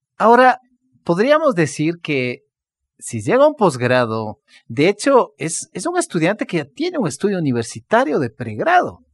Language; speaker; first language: Spanish; native; Spanish